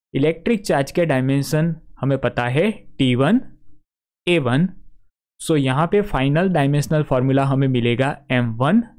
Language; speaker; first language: Hindi; non-native, local second language; Gujarati